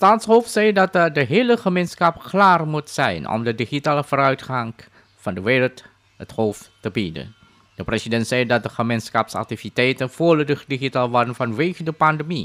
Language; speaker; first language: Dutch; non-native, fluent; Indonesian